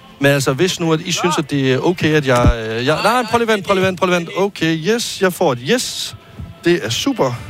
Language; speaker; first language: Danish; native; Danish